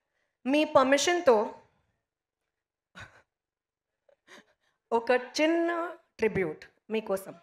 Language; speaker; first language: Telugu; non-native, learner; Hindi